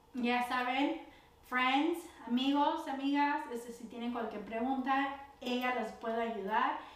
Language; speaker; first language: Spanish; early bilingual, heritage; Spanish